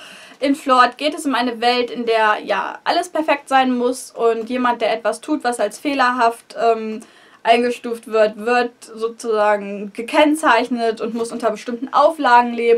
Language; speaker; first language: German; native; German